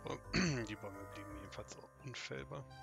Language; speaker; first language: German; native; German